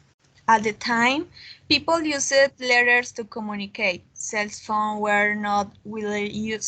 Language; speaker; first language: English; non-native, learner; Spanish